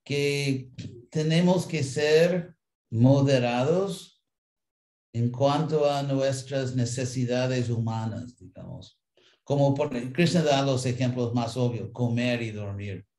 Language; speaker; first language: Spanish; non-native, fluent; English